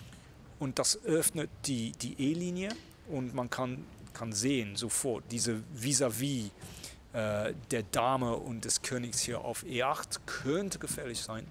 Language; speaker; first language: German; non-native, fluent; English